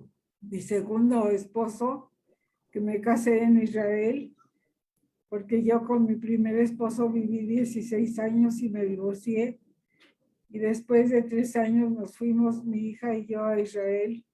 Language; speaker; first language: Spanish; early bilingual, other home language; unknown